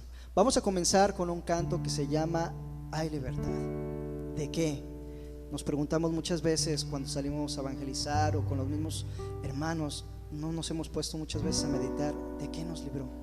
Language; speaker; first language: Spanish; native; Spanish